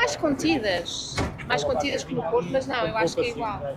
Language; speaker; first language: Portuguese; native; Portuguese